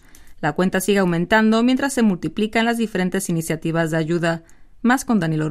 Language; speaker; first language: Spanish; native; Spanish